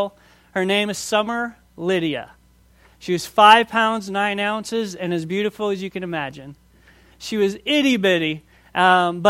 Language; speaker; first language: English; native; English